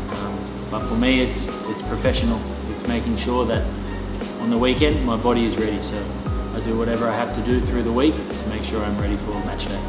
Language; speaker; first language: English; native; English